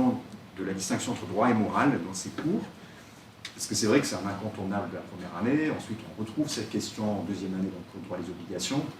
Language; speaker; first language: French; native; French